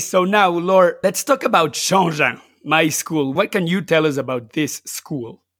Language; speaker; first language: English; non-native, fluent; Spanish